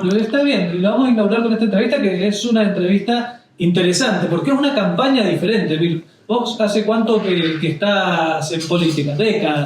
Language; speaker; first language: Spanish; native; Spanish